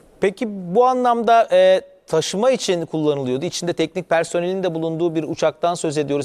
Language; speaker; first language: Turkish; native; Turkish